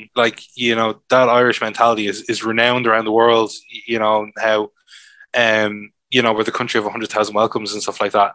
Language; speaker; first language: English; native; English